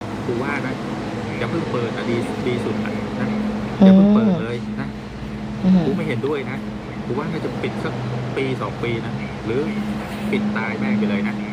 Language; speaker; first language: Thai; native; Thai